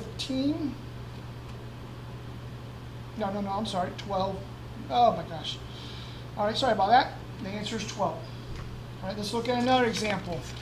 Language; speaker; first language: English; native; English